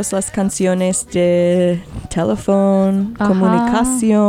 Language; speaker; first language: Spanish; non-native, learner; English